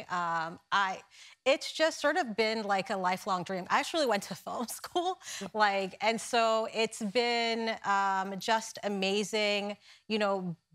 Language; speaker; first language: English; native; English